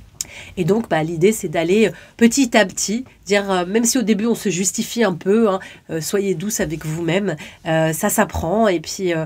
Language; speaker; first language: French; native; French